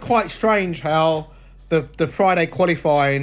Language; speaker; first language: English; native; English